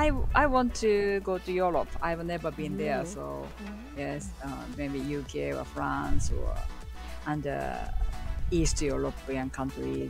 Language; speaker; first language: English; non-native, learner; Japanese